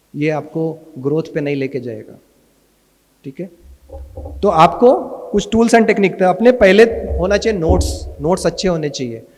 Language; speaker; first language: Hindi; non-native, local second language; Marathi